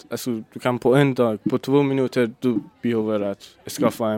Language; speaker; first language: Swedish; non-native, learner; Persian